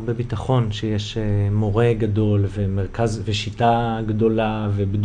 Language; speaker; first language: Hebrew; native; Hebrew